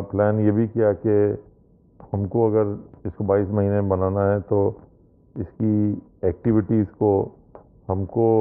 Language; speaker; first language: Hindi; native; Hindi